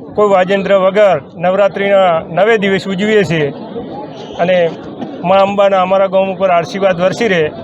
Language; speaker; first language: Gujarati; native; Gujarati